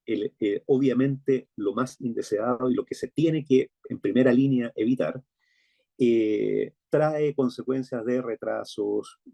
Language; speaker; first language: Spanish; native; Spanish